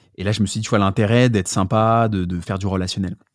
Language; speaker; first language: French; native; French